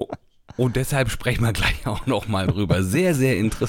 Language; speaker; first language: German; native; German